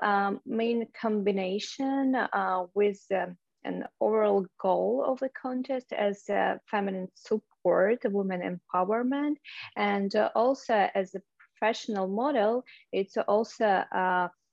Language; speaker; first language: English; non-native, fluent; Russian